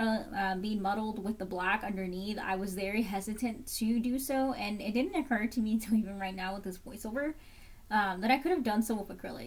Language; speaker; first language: English; native; English